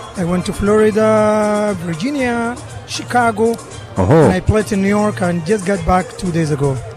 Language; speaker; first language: English; non-native, fluent; Arabic